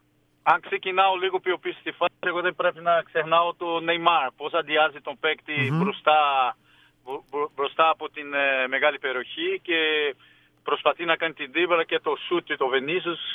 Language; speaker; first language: Greek; non-native, fluent; Portuguese